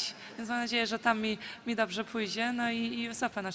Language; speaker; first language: Polish; early bilingual, heritage; Polish